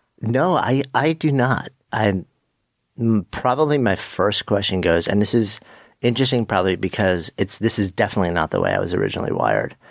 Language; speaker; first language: English; native; English